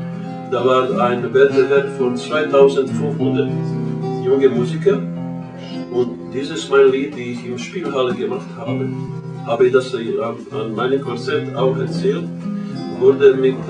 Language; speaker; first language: German; non-native, learner; Croatian